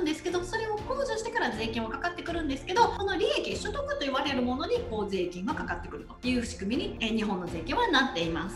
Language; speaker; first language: Japanese; native; Japanese